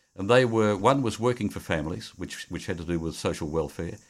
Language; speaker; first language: English; native; English